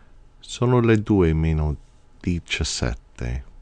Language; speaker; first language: Italian; non-native, fluent; English